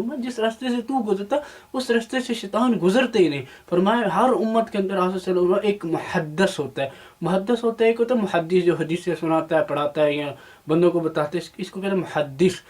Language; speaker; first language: Urdu; non-native, local second language; Punjabi